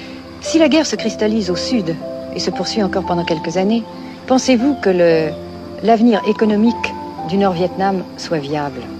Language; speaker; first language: French; native; French